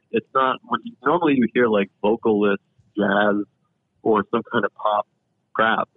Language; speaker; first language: English; native; English